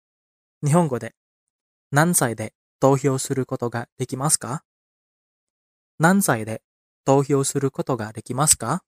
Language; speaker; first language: Japanese; non-native, fluent; Indonesian